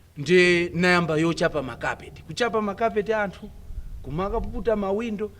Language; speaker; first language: Nyanja; non-native, local second language; Tumbuka